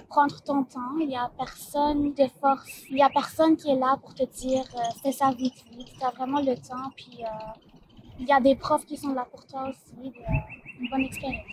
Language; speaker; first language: French; non-native, fluent; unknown